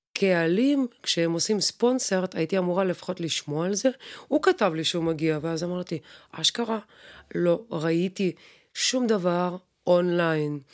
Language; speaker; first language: Hebrew; non-native, fluent; Russian